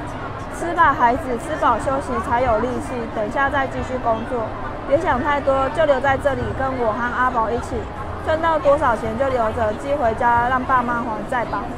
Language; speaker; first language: Chinese; native; Chinese